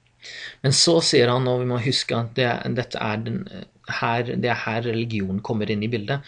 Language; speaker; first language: Norwegian; non-native, fluent; English